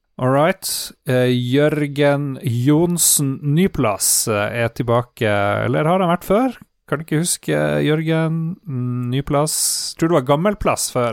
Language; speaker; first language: Norwegian; native; Norwegian